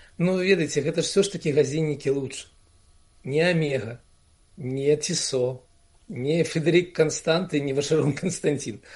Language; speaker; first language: Belarusian; non-native, local second language; Russian